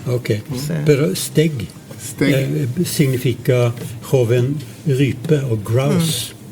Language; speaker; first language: Spanish; non-native, fluent; Norwegian